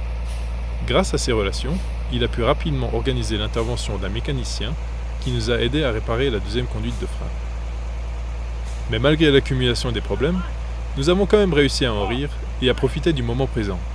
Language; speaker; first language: French; native; French